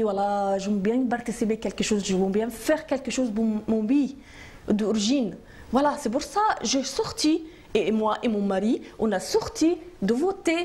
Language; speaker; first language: French; non-native, learner; Arabic